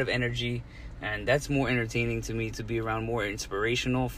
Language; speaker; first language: English; native; English